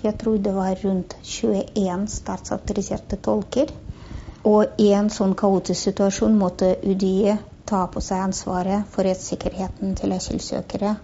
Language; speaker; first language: Norwegian; non-native, fluent; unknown